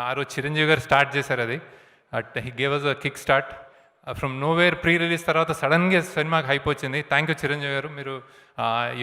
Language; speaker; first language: Telugu; native; Telugu